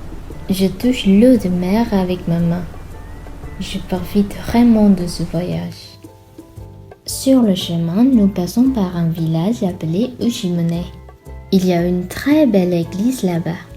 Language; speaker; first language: French; non-native, fluent; Sinhala